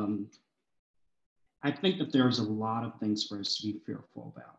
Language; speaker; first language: English; early bilingual, other home language; Swahili